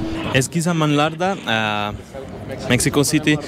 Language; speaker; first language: Turkish; non-native, fluent; Spanish